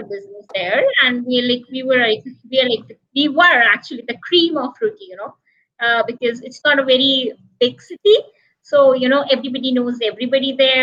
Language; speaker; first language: English; non-native, local second language; Hindi